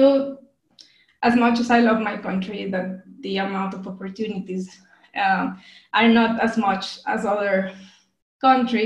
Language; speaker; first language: English; non-native, fluent; Spanish